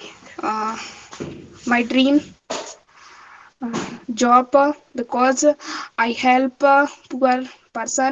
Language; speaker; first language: English; non-native, learner; Hindi